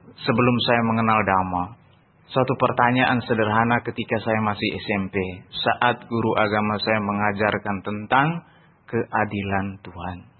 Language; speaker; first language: Indonesian; non-native, local second language; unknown